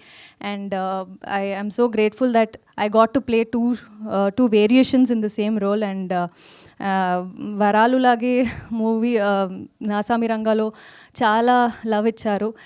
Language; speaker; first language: Telugu; non-native, fluent; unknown